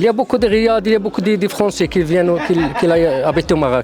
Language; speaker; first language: French; non-native, local second language; Arabic